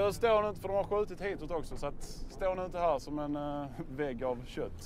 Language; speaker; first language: Swedish; native; Swedish